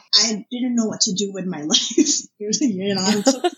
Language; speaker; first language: English; non-native, local second language; Filipino